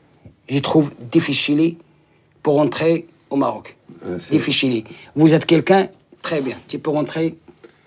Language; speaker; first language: French; non-native, learner; Arabic